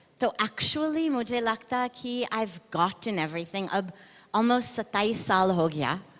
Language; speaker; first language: Hindi; non-native, fluent; English